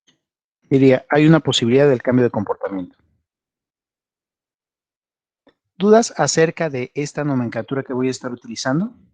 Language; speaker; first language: Spanish; native; Spanish